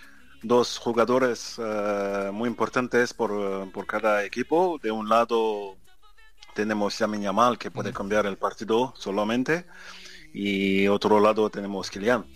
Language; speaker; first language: Spanish; non-native, fluent; French